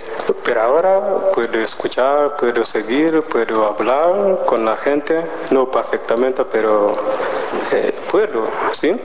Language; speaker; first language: Spanish; non-native, learner; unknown